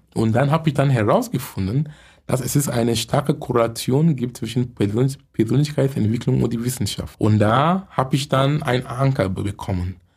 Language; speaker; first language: German; non-native, fluent; English